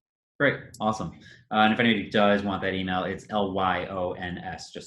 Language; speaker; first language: English; native; English